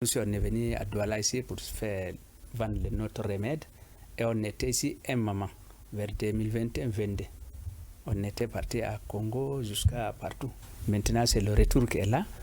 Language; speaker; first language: French; non-native, local second language; Fula